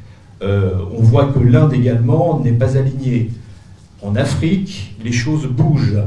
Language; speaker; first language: French; native; French